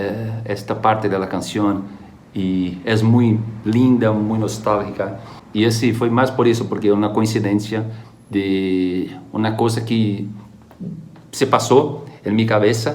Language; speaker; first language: Spanish; non-native, fluent; Portuguese